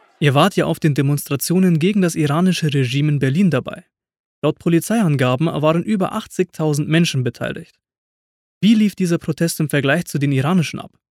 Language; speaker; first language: German; native; German